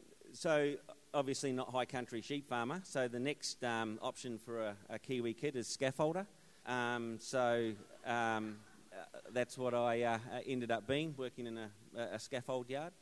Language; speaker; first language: English; native; English